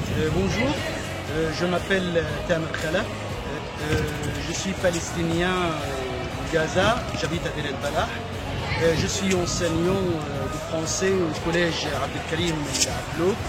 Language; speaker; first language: French; non-native, fluent; Arabic